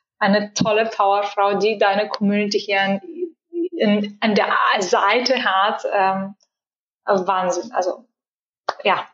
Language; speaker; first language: German; non-native, fluent; Bulgarian